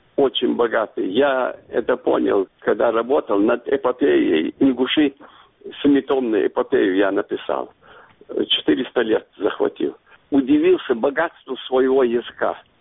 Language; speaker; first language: Russian; non-native, local second language; Ingush